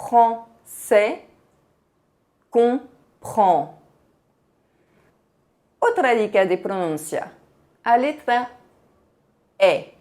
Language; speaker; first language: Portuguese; non-native, fluent; French